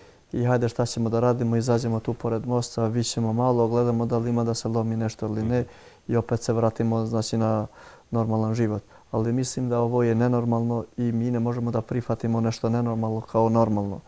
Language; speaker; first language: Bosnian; non-native, local second language; Albanian